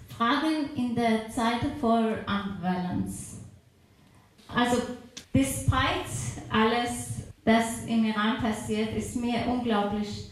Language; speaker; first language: German; non-native, fluent; Persian